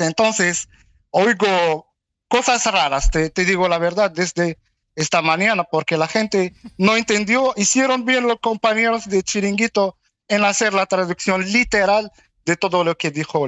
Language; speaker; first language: Spanish; non-native, fluent; Arabic